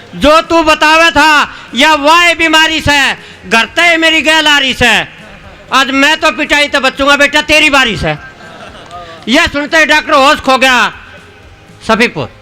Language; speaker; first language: Hindi; native; Hindi